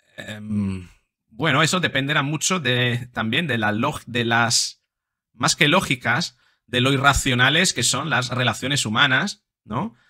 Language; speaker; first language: Spanish; non-native, fluent; Italian